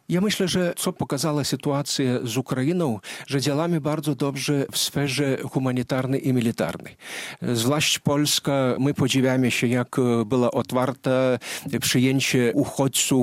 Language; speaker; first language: Polish; non-native, fluent; Lithuanian